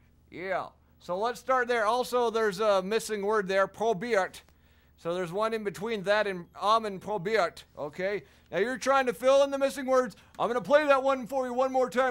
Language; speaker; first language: English; native; English